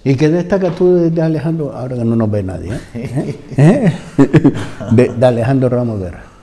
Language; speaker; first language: Spanish; native; Spanish